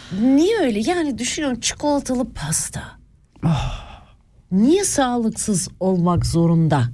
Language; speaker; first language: Turkish; early bilingual, other home language; Swiss German